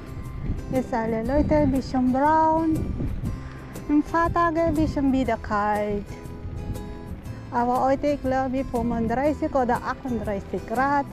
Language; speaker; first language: German; non-native, learner; Filipino